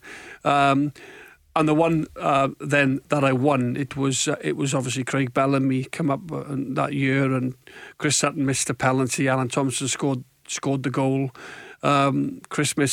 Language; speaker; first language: English; native; English